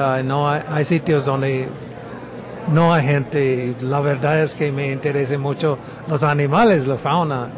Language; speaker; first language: Spanish; non-native, fluent; English